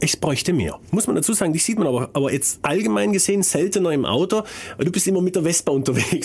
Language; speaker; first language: German; native; German